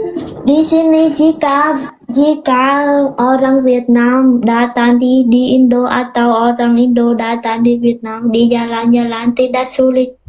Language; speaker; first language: Indonesian; non-native, learner; Vietnamese